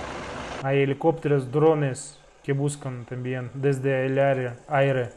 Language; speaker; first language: Spanish; non-native, fluent; Russian